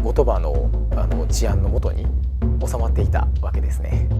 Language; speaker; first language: Japanese; native; Japanese